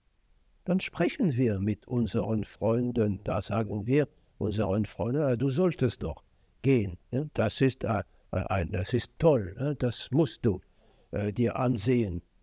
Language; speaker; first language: German; non-native, fluent; French